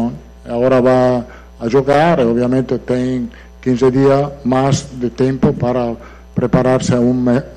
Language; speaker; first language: Portuguese; non-native, fluent; Italian